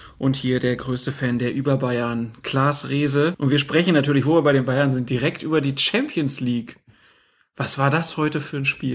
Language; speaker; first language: German; native; German